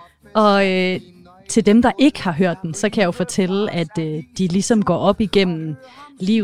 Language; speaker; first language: Danish; native; Danish